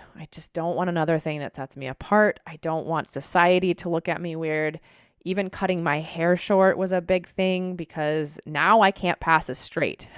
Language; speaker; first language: English; native; English